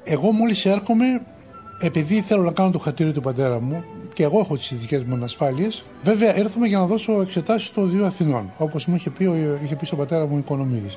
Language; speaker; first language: Greek; native; Greek